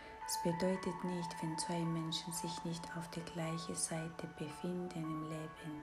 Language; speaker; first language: German; non-native, fluent; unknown